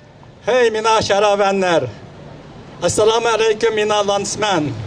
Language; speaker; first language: Swedish; non-native, fluent; Uyghur